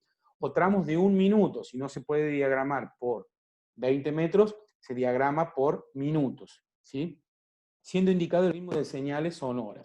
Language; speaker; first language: Spanish; native; Spanish